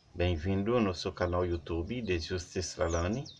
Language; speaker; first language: Portuguese; non-native, learner; Haitian Creole